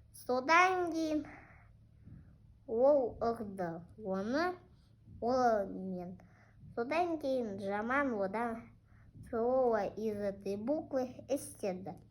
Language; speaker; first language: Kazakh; non-native, local second language; Russian